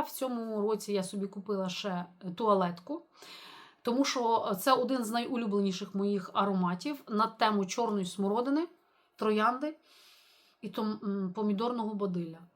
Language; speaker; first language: Ukrainian; native; Ukrainian